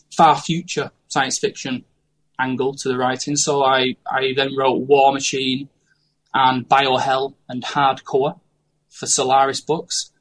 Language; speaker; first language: English; native; English